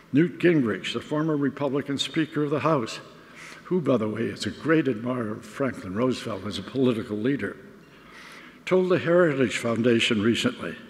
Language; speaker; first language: English; native; English